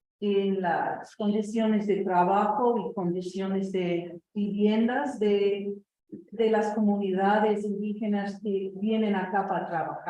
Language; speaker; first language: Spanish; non-native, fluent; English